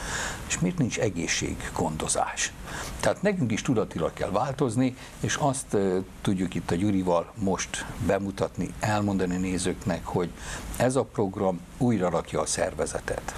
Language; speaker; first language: Hungarian; native; Hungarian